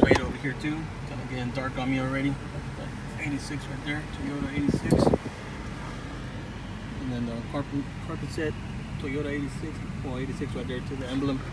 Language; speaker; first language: English; native; English